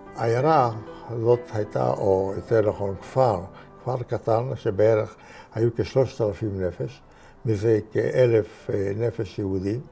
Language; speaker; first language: Hebrew; non-native, fluent; Hungarian